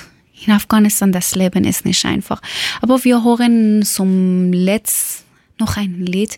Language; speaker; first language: German; non-native, learner; Persian